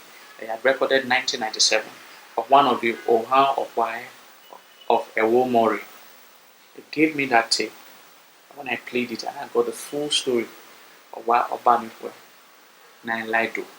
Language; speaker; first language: English; non-native, local second language; Bini